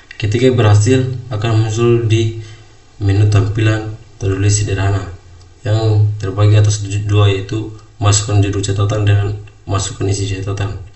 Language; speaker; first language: Indonesian; native; Indonesian